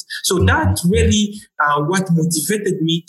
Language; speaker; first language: English; non-native, fluent; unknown